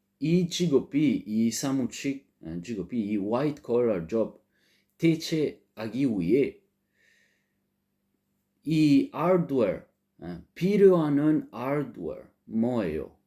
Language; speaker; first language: Korean; non-native, learner; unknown